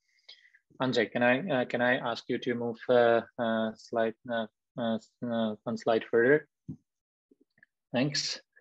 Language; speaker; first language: English; non-native, fluent; Czech